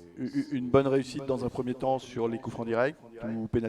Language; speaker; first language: French; native; French